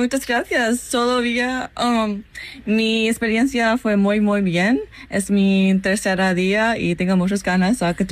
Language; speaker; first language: Spanish; non-native, learner; English